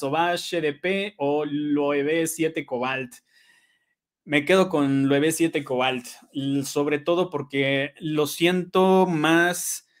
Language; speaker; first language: Spanish; native; Spanish